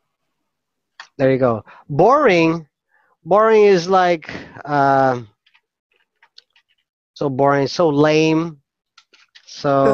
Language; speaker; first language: English; non-native, fluent; Filipino